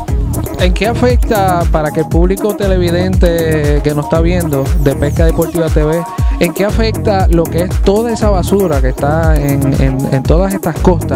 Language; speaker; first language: Spanish; native; Spanish